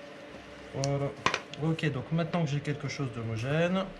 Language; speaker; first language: French; native; French